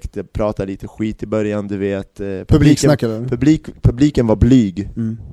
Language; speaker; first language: Swedish; native; Swedish